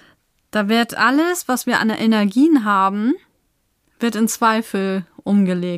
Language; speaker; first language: German; native; German